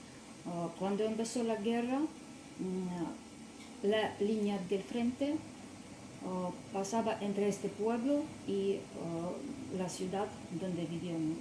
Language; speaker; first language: Spanish; non-native, learner; Russian